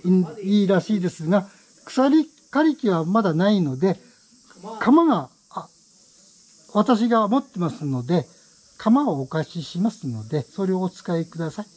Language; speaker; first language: Japanese; native; Japanese